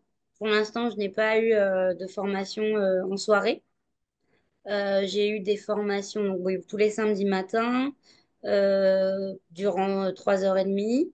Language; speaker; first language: French; native; French